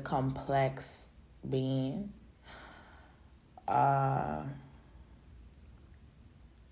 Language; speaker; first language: English; early bilingual, other home language; Haitian Creole